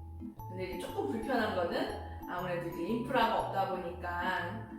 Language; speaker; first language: Korean; native; Korean